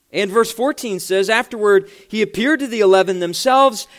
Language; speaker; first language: English; native; English